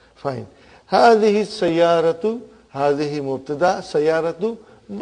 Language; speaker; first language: Arabic; non-native, fluent; Urdu